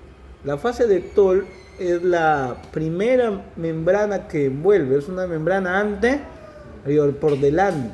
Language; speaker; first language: Spanish; native; Spanish